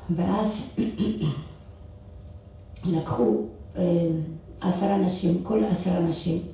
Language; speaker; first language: Hebrew; non-native, fluent; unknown